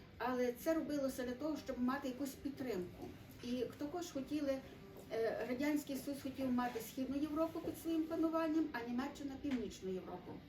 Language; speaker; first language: Ukrainian; native; Ukrainian